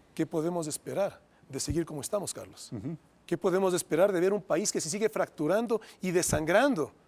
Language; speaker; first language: Spanish; native; Spanish